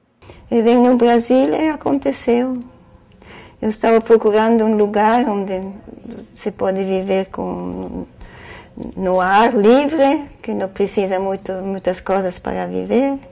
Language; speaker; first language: Portuguese; non-native, fluent; German